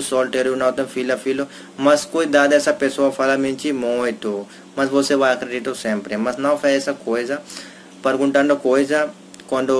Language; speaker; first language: Portuguese; non-native, learner; Hindi